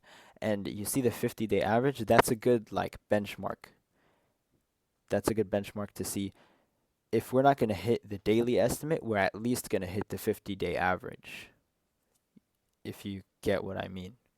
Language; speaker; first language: English; native; English